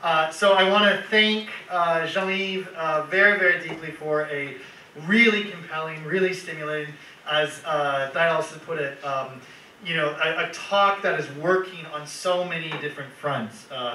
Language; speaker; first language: English; native; English